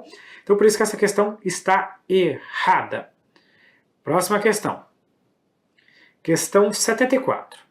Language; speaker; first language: Portuguese; native; Portuguese